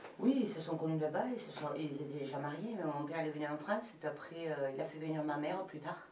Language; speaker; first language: French; early bilingual, other home language; Sardinian